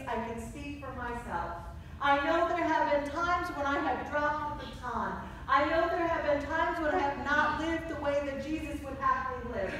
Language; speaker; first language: English; native; English